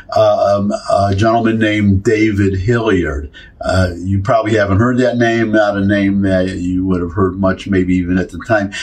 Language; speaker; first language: English; native; English